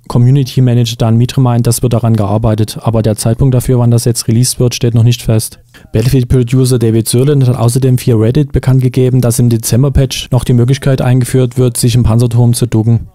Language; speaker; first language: German; native; German